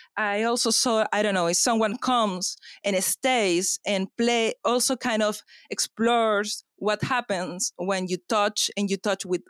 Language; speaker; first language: English; non-native, fluent; Spanish